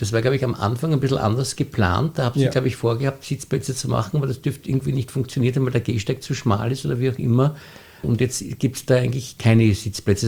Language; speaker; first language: German; native; German